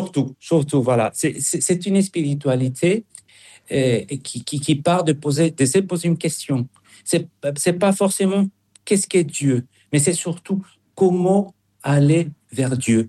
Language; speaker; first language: French; non-native, fluent; Spanish